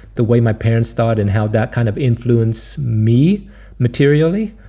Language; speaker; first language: English; native; English